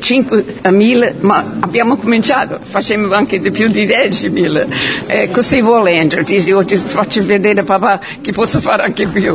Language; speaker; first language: Italian; early bilingual, heritage; Italian